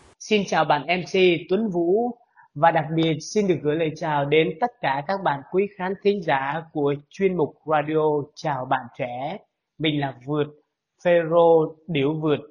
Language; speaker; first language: Vietnamese; non-native, local second language; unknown